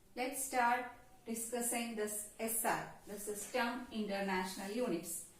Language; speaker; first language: English; non-native, local second language; Malayalam